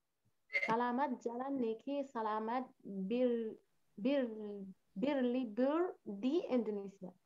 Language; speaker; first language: Indonesian; non-native, learner; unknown